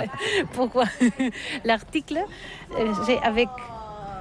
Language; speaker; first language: French; non-native, learner; Catalan